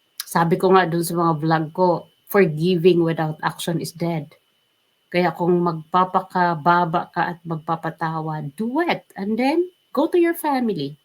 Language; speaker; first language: Filipino; native; Filipino